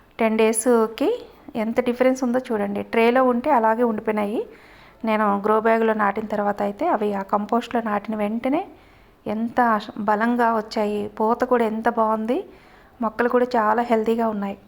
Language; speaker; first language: Telugu; native; Telugu